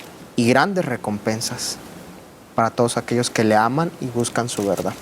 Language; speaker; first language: Spanish; native; Spanish